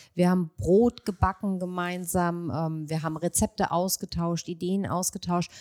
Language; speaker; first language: German; native; German